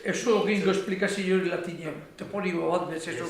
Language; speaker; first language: Basque; native; Basque